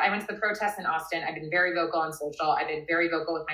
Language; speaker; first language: English; native; English